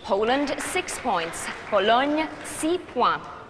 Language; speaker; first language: English; native; English